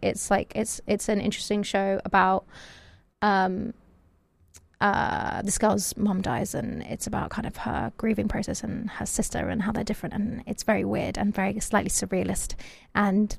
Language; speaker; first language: English; native; English